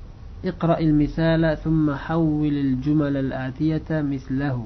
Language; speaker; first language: Arabic; non-native, fluent; Uzbek